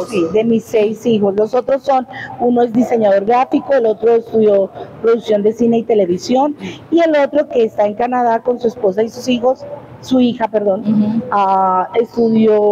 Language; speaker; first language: Spanish; native; Spanish